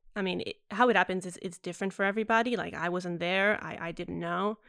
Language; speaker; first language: English; non-native, fluent; Italian